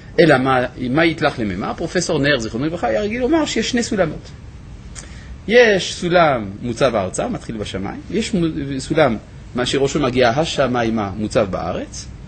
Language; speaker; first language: Hebrew; non-native, fluent; French